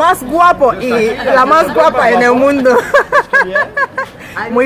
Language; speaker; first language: Spanish; non-native, fluent; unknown